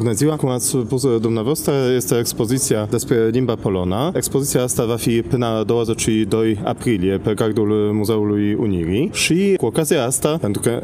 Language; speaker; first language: Romanian; non-native, fluent; Polish